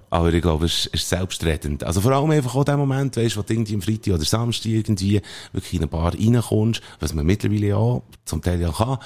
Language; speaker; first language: German; native; German